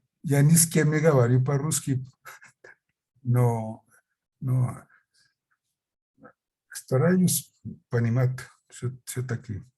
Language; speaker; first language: Russian; non-native, fluent; Spanish